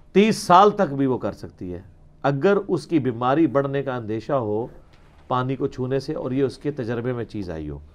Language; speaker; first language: Urdu; non-native, local second language; Punjabi